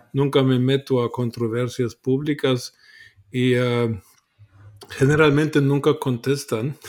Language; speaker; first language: Spanish; non-native, fluent; German